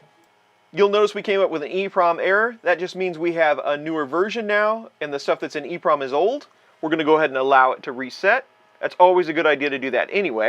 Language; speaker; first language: English; native; English